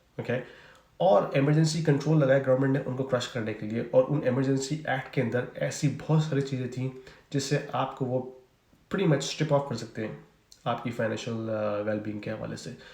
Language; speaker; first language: Urdu; native; Urdu